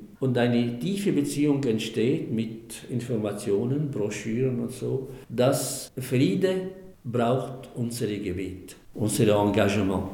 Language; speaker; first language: German; non-native, fluent; Arabic